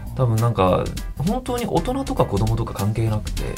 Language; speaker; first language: Japanese; native; Japanese